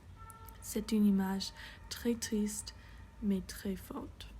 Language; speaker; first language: French; non-native, fluent; English